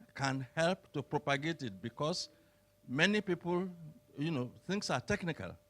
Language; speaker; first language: English; non-native, local second language; Yoruba